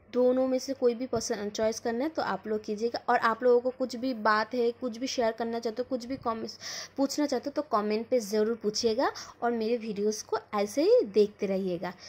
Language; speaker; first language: Hindi; non-native, local second language; Bangla